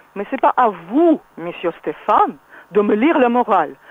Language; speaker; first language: French; non-native, fluent; Russian